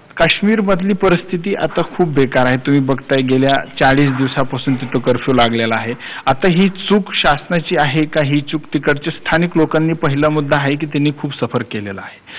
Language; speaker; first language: Marathi; non-native, fluent; Kashmiri